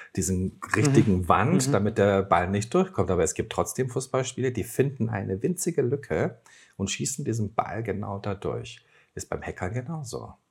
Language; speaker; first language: German; non-native, fluent; Turkish